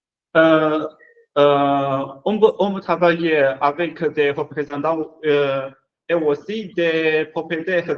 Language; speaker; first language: French; non-native, learner; Chinese